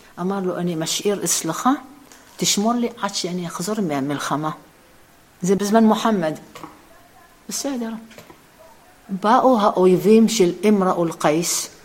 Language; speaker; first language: Hebrew; early bilingual, other home language; Arabic